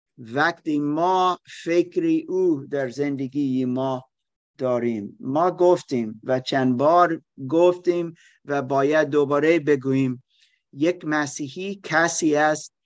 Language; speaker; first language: Persian; non-native, learner; German